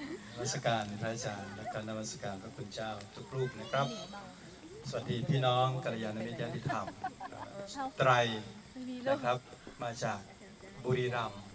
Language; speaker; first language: Thai; native; Thai